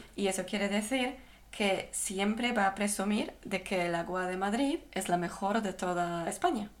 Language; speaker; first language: Spanish; non-native, fluent; Polish